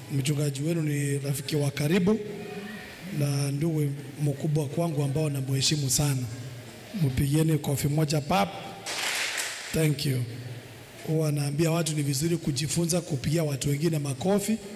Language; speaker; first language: Swahili; non-native, local second language; Gusii